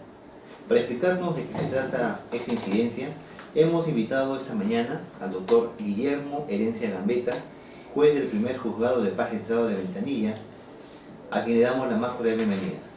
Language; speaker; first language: Spanish; native; Spanish